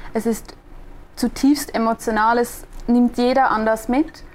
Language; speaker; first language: German; non-native, local second language; Swiss German